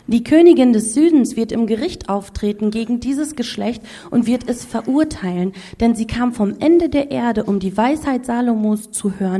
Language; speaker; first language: German; native; German